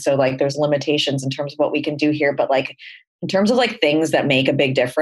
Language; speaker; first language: English; native; English